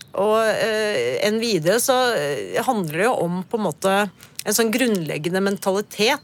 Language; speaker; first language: Norwegian; early bilingual, other home language; Spanish